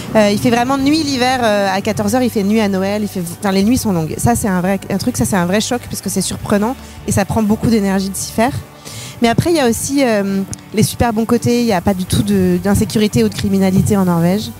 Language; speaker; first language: French; native; French